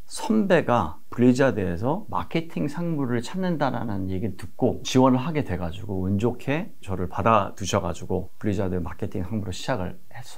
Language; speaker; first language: Korean; native; Korean